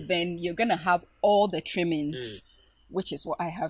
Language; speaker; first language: English; non-native, local second language; Ga